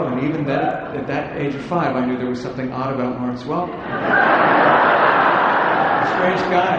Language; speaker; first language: English; native; English